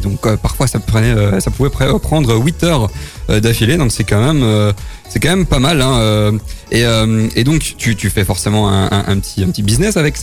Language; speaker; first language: French; native; French